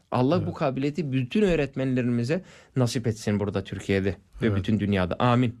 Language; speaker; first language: Turkish; non-native, fluent; English